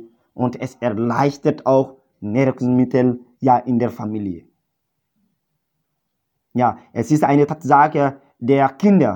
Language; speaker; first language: German; non-native, learner; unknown